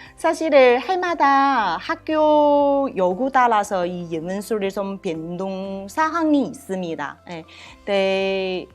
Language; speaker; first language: Korean; non-native, learner; Chinese